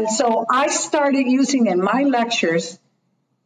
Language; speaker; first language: English; non-native, fluent; Spanish